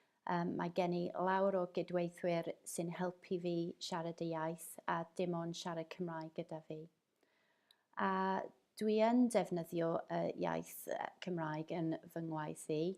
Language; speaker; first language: Welsh; non-native, fluent; English